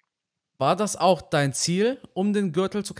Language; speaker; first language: German; native; German